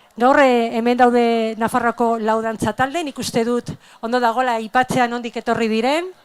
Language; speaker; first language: Basque; native; Basque